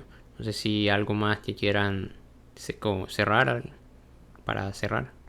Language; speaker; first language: Spanish; native; Spanish